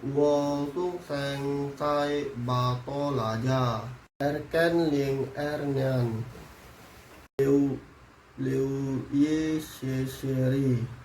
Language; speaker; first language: Chinese; non-native, learner; Indonesian